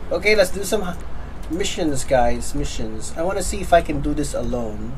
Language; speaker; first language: English; non-native, local second language; Cebuano